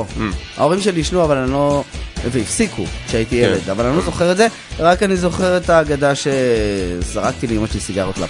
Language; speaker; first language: Hebrew; native; Hebrew